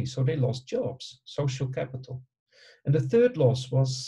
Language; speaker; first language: English; non-native, fluent; Dutch